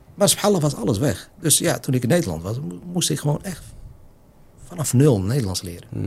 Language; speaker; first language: Dutch; non-native, fluent; Arabic